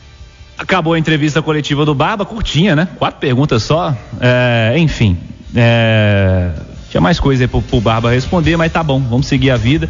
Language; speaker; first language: Portuguese; native; Portuguese